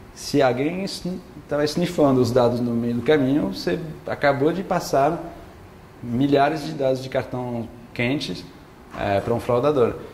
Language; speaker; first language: Portuguese; non-native, fluent; French